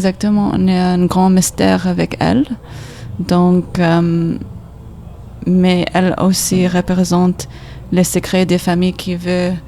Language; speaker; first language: French; non-native, learner; English